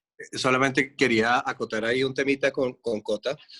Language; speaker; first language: Spanish; native; Spanish